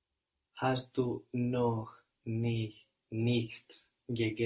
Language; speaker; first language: German; non-native, learner; English